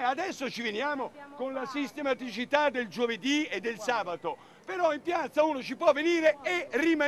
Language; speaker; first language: Italian; native; Italian